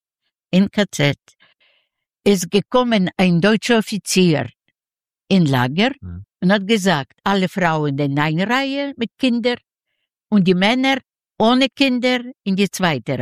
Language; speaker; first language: German; non-native, learner; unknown